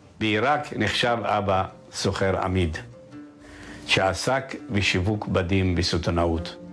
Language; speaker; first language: Hebrew; early bilingual, other home language; Arabic